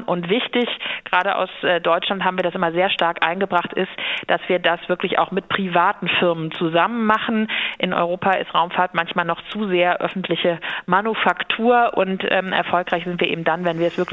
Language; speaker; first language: German; native; German